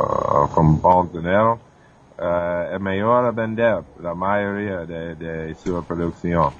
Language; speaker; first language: Portuguese; non-native, fluent; English